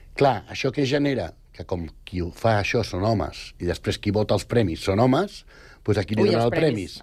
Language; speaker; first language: Catalan; non-native, local second language; Spanish